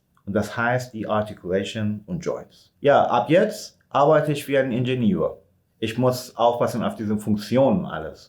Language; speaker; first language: German; non-native, fluent; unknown